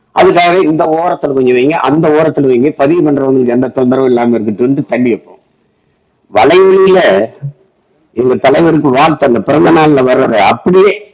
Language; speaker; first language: Tamil; native; Tamil